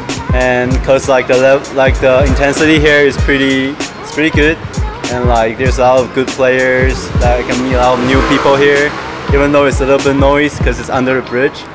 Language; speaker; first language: English; early bilingual, other home language; Chinese